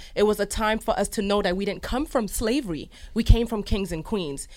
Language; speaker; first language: English; early bilingual, other home language; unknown